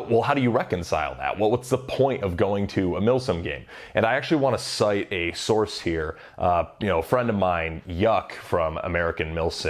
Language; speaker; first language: English; native; English